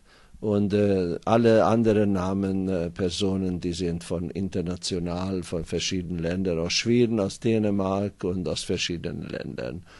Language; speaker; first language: German; non-native, fluent; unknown